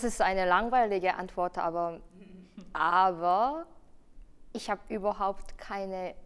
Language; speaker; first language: German; non-native, fluent; Korean